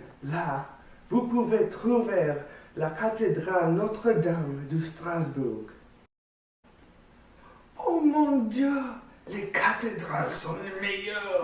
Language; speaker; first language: French; non-native, learner; English